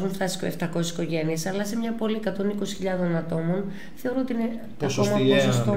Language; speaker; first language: Greek; native; Greek